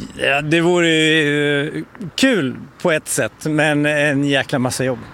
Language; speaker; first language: Swedish; native; Swedish